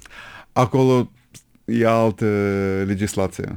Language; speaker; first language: Romanian; non-native, local second language; Russian